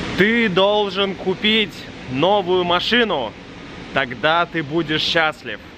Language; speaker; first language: Russian; native; Russian